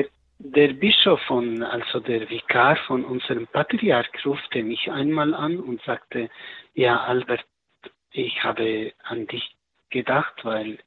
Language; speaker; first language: German; non-native, learner; Arabic